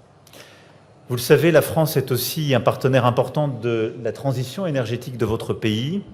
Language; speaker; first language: French; native; French